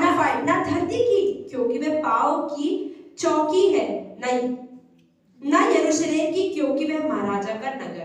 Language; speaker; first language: Hindi; native; Hindi